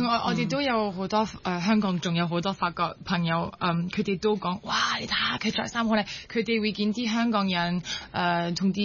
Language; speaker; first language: Cantonese; non-native, local second language; French